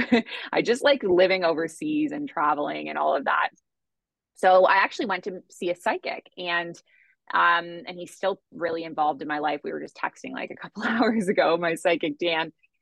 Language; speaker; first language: English; native; English